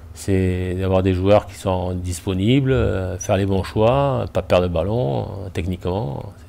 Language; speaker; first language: French; native; French